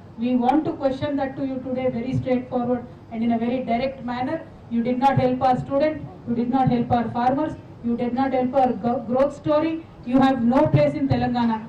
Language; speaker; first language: English; non-native, local second language; Telugu